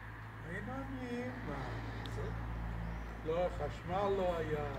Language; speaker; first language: Hebrew; non-native, fluent; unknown